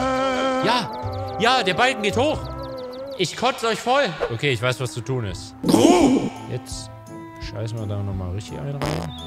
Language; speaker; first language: German; native; German